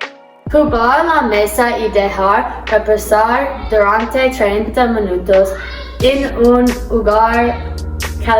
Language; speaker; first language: Spanish; non-native, learner; English